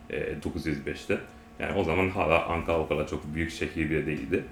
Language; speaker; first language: Turkish; non-native, learner; Japanese